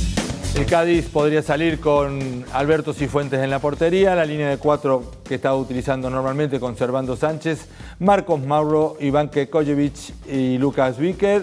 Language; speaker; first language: Spanish; native; Spanish